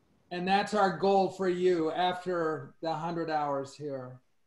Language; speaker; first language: English; native; English